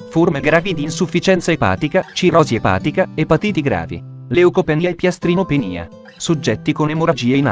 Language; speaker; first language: Italian; native; Italian